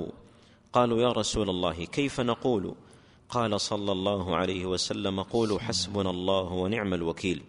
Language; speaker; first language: Arabic; native; Arabic